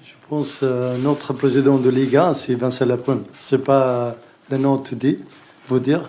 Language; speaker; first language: French; non-native, learner; Arabic